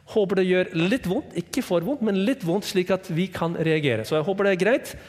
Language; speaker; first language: Norwegian; non-native, fluent; English